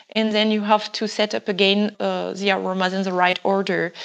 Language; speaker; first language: English; non-native, fluent; French